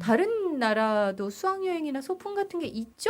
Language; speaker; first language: Korean; native; Korean